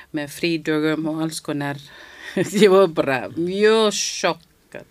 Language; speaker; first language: Icelandic; non-native, fluent; Filipino